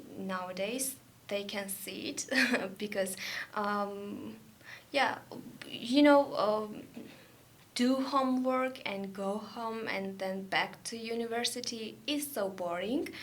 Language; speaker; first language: English; non-native, learner; Georgian